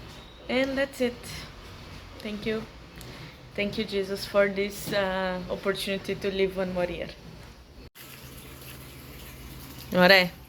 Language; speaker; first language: English; non-native, learner; Portuguese